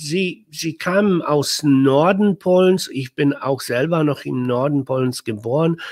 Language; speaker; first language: German; non-native, fluent; Polish